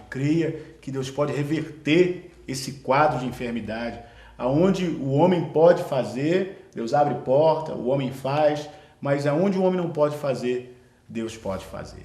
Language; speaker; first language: Portuguese; native; Portuguese